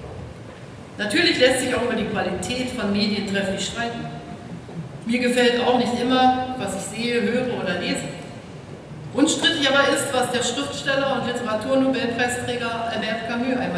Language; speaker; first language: German; native; German